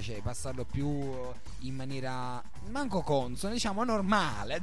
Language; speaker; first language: Italian; native; Italian